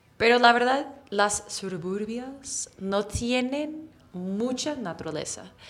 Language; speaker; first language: Spanish; non-native, fluent; English